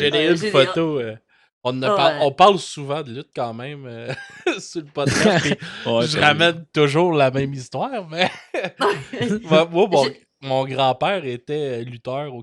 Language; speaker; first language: French; native; French